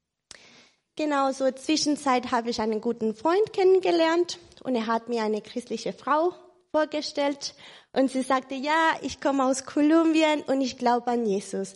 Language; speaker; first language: German; non-native, fluent; Spanish